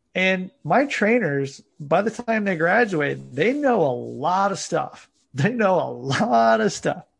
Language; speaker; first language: English; native; English